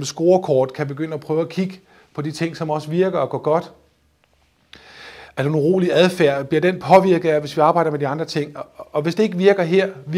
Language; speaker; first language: Danish; native; Danish